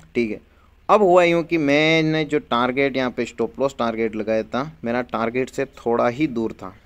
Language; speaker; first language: Hindi; native; Hindi